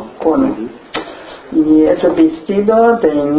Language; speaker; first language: Spanish; non-native, learner; Chinese